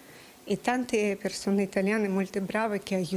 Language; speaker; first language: Italian; non-native, learner; Russian